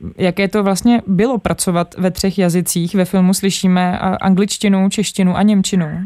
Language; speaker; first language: Czech; native; Czech